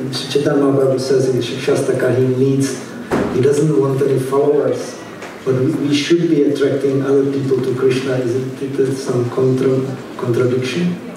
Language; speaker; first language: English; non-native, fluent; Czech